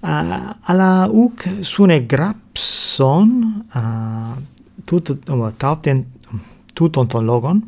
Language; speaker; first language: Greek; non-native, learner; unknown